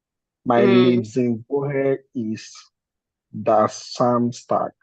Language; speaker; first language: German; non-native, learner; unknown